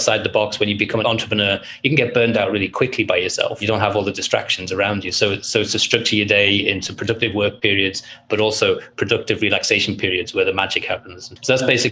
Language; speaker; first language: English; native; English